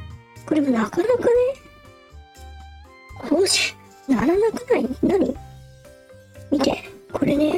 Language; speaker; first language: Japanese; native; Japanese